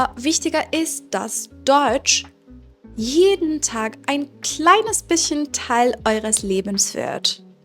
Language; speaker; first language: German; non-native, fluent; Persian